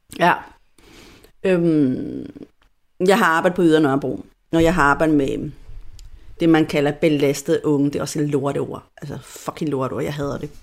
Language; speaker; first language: Danish; non-native, fluent; Spanish